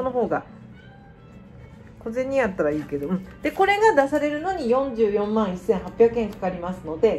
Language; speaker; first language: Japanese; native; Japanese